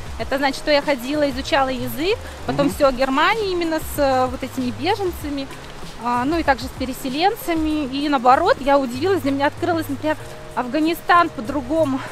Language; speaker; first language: Russian; native; Russian